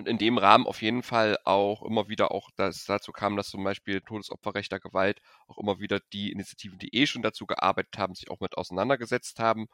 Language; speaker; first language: German; native; German